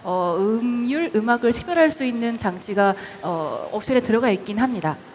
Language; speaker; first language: Korean; native; Korean